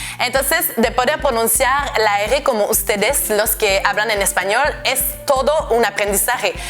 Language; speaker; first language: Spanish; non-native, fluent; French